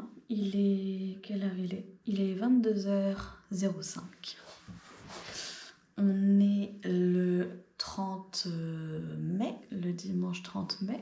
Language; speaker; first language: French; native; French